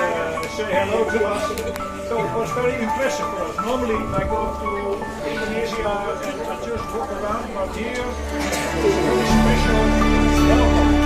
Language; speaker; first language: English; non-native, fluent; Dutch